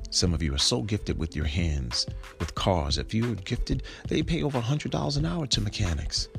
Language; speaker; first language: English; native; English